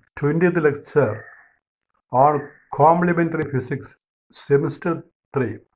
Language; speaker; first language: English; non-native, local second language; Malayalam